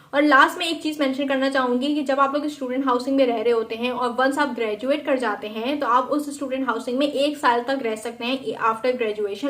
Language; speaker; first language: Urdu; native; Urdu